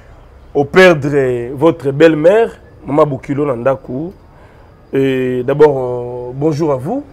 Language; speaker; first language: French; non-native, local second language; Lingala